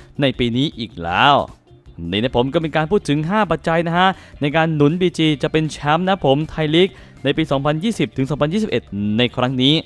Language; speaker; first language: Thai; native; Thai